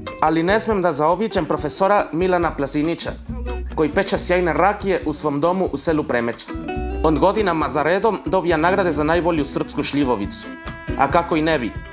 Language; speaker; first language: Serbian; non-native, fluent; Spanish